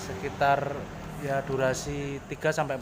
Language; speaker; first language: Indonesian; native; Indonesian